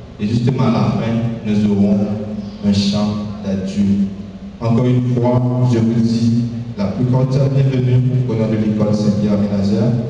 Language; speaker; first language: French; non-native, local second language; Haitian Creole